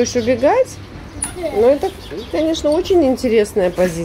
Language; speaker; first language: Russian; native; Russian